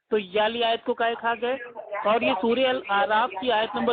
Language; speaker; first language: Hindi; native; Hindi